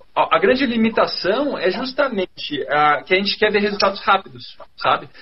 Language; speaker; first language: Portuguese; native; Portuguese